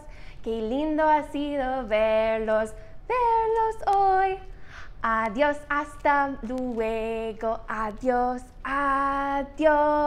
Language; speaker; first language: Spanish; non-native, fluent; English